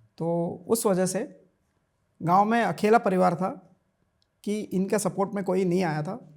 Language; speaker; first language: Hindi; non-native, local second language; Kannada